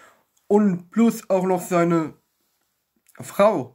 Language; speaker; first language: German; non-native, learner; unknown